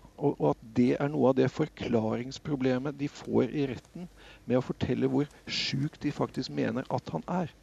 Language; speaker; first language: Norwegian; native; Norwegian